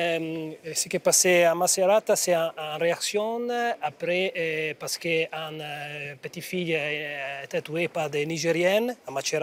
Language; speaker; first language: French; non-native, fluent; Italian